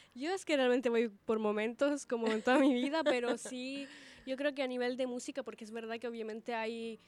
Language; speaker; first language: Spanish; early bilingual, other home language; Italian